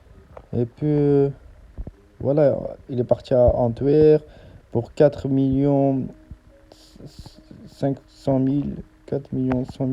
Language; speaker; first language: French; native; French